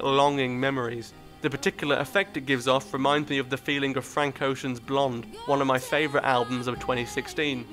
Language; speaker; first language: English; native; English